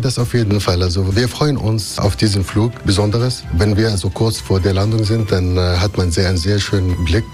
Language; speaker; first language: German; non-native, fluent; Arabic